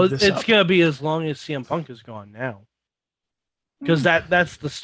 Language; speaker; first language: English; native; English